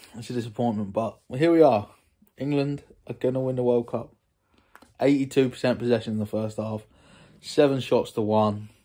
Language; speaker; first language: English; native; English